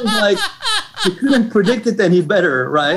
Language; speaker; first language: English; non-native, fluent; French